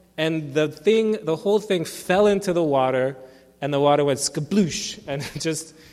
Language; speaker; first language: English; early bilingual, other home language; Armenian